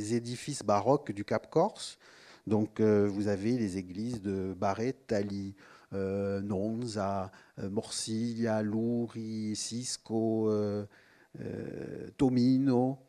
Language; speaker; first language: French; native; French